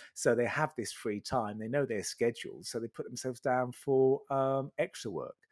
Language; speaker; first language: English; native; English